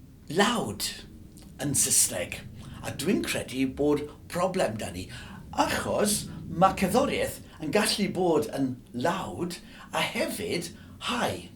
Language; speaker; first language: Welsh; non-native, local second language; English